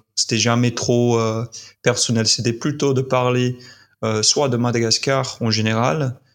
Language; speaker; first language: French; non-native, fluent; English